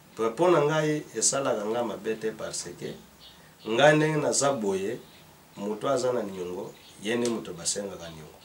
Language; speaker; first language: Lingala; non-native, local second language; Kongo